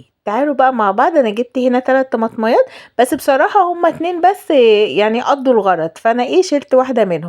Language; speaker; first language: Arabic; native; Arabic